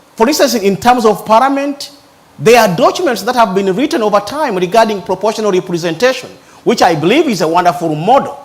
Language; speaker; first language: English; non-native, local second language; Ganda